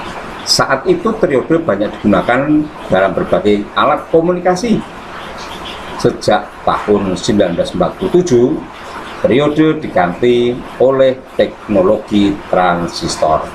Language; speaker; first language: Indonesian; native; Indonesian